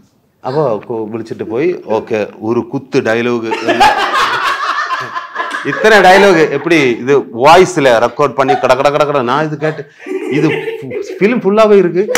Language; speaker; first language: Tamil; non-native, learner; Malayalam